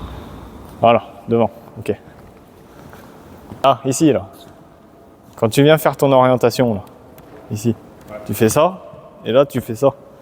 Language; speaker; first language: French; native; French